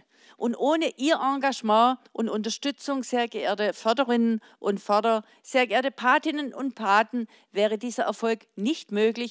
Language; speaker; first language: German; native; German